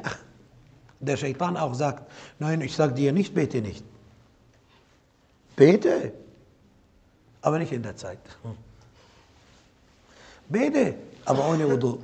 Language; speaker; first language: German; non-native, fluent; Arabic